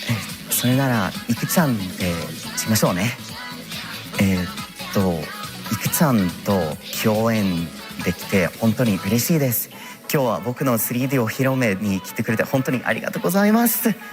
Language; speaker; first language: Japanese; non-native, fluent; English